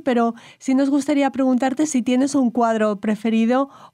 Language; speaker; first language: Spanish; native; Spanish